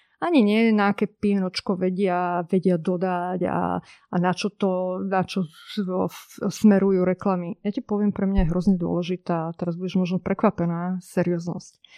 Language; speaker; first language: Slovak; native; Slovak